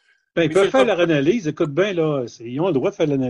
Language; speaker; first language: French; native; French